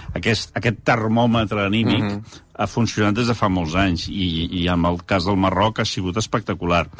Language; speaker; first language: Catalan; early bilingual, heritage; Catalan